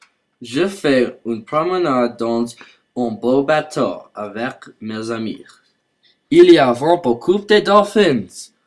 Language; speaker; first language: French; non-native, learner; English